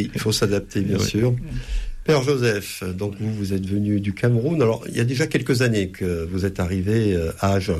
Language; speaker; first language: French; native; French